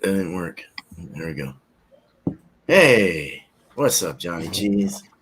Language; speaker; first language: English; native; English